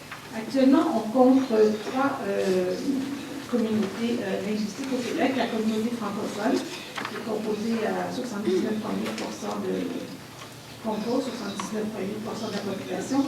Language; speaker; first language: French; native; French